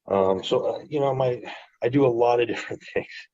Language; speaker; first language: English; native; English